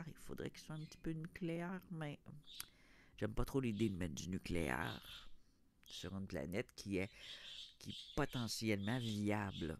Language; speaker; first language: French; native; French